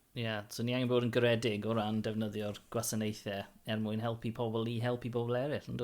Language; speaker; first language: Welsh; non-native, local second language; English